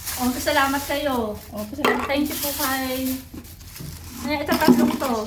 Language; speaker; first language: Filipino; native; Filipino